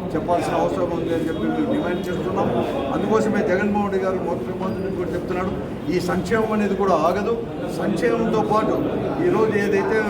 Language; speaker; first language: Telugu; native; Telugu